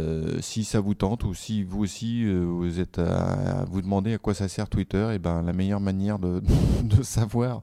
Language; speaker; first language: French; native; French